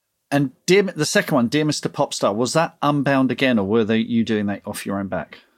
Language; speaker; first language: English; native; English